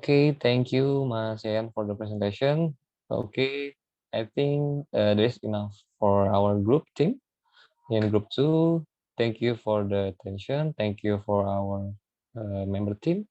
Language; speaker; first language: English; non-native, learner; Indonesian